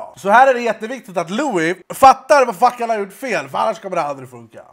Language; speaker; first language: Swedish; native; Swedish